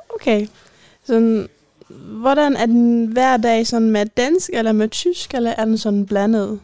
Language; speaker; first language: Danish; early bilingual, heritage; German